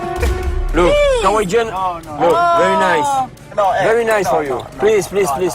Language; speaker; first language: English; non-native, learner; French